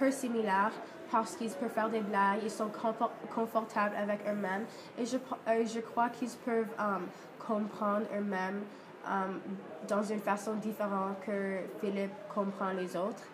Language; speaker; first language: French; non-native, learner; English